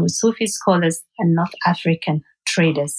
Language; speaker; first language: English; non-native, local second language; Hausa